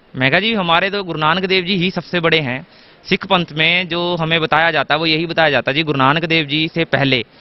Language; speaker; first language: Hindi; native; Hindi